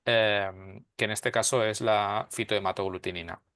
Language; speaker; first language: Spanish; native; Spanish